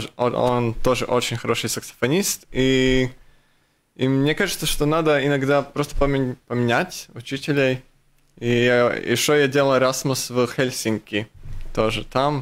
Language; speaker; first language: Russian; non-native, local second language; Latvian